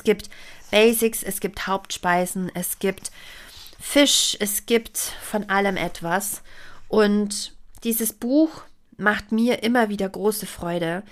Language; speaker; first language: German; native; German